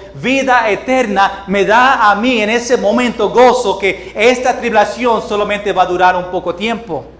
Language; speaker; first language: Spanish; non-native, fluent; English